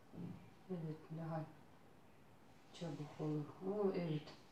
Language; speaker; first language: Turkish; non-native, learner; Russian